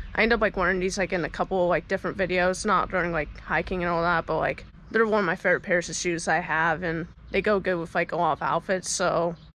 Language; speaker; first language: English; native; English